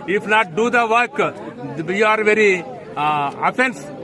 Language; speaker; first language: English; non-native, local second language; Telugu